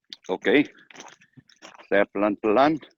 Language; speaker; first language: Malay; non-native, learner; Hebrew